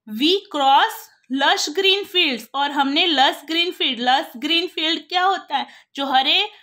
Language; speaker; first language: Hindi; non-native, local second language; Gujarati